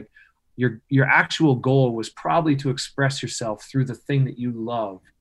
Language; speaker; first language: English; native; English